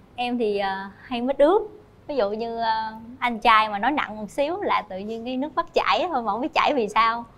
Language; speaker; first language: Vietnamese; native; Vietnamese